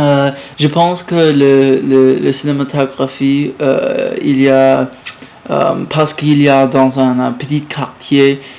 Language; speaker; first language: French; non-native, learner; English